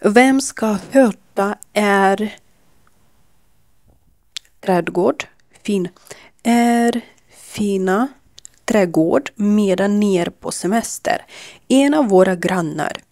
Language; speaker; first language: Swedish; non-native, learner; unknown